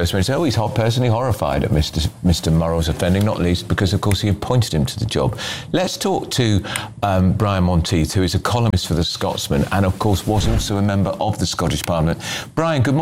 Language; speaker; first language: English; native; English